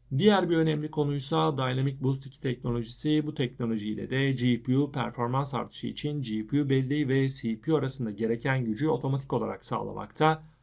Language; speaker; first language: Turkish; native; Turkish